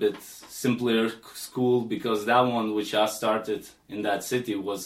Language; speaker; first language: English; non-native, fluent; Lithuanian